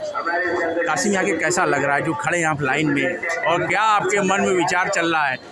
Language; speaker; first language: Hindi; native; Hindi